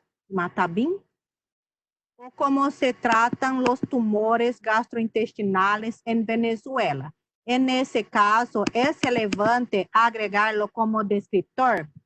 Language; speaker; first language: Spanish; non-native, fluent; Portuguese